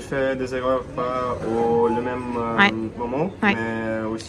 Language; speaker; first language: French; non-native, learner; Russian